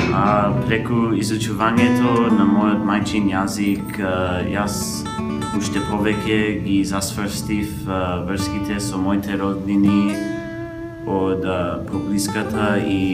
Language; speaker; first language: Macedonian; early bilingual, heritage; Macedonian